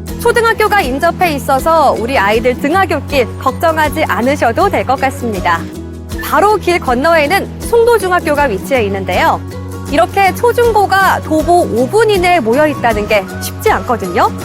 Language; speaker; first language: Korean; native; Korean